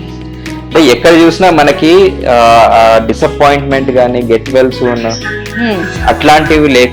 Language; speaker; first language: Telugu; native; Telugu